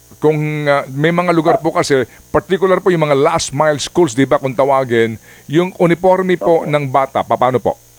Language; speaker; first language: Filipino; non-native, local second language; Waray